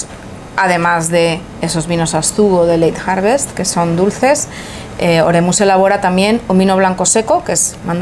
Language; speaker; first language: Spanish; native; Spanish